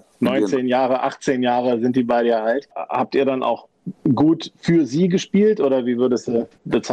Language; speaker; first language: German; native; German